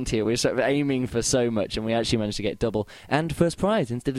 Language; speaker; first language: English; native; English